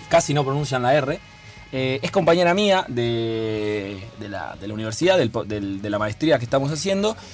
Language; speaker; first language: Spanish; native; Spanish